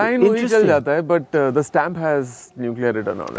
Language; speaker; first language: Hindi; native; Hindi